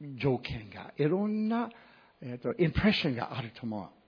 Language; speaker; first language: Japanese; non-native, fluent; English